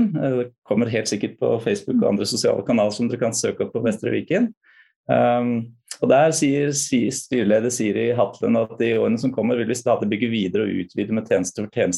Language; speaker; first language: Norwegian; native; Norwegian